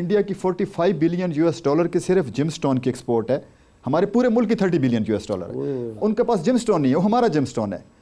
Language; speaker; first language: Urdu; non-native, local second language; Saraiki